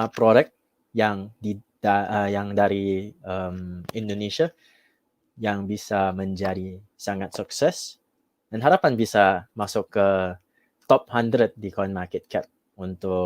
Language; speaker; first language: Indonesian; non-native, fluent; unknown